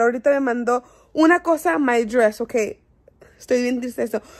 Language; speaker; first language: Spanish; early bilingual, heritage; Spanish